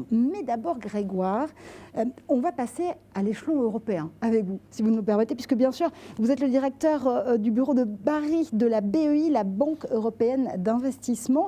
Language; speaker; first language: French; native; French